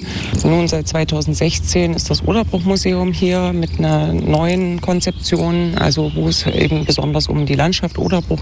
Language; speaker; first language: German; native; German